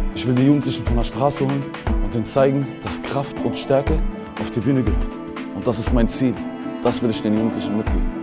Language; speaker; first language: German; early bilingual, other home language; Arabic